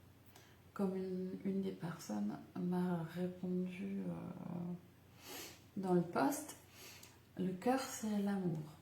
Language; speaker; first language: French; native; French